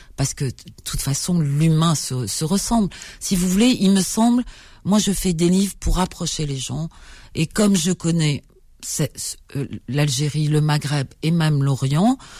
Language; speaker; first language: French; native; French